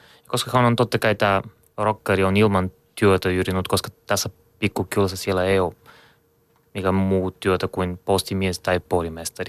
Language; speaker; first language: Finnish; non-native, learner; Bulgarian